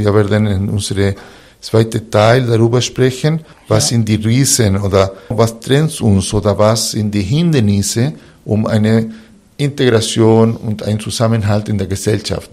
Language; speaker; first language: German; non-native, fluent; Spanish